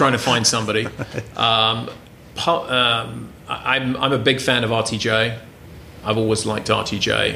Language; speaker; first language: English; native; English